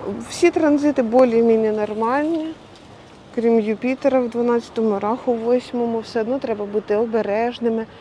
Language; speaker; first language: Ukrainian; non-native, local second language; Russian